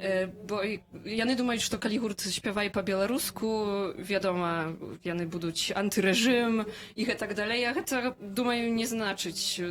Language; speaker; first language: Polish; non-native, learner; Belarusian